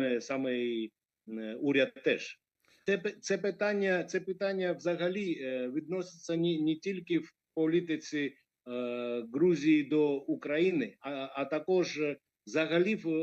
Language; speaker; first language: Ukrainian; non-native, fluent; Georgian